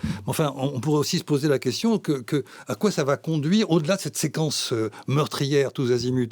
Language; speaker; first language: French; native; French